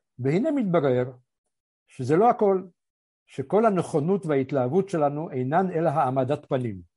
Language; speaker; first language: Hebrew; early bilingual, other home language; Polish